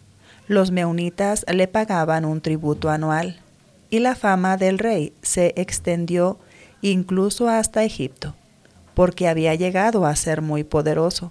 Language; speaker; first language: Spanish; native; Spanish